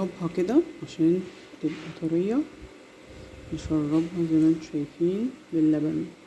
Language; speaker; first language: Arabic; native; Arabic